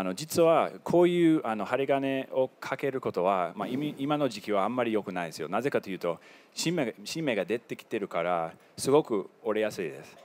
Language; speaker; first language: Japanese; non-native, fluent; English